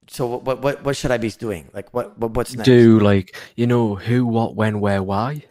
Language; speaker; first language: English; native; English